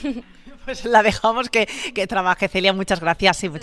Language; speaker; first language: Spanish; native; Spanish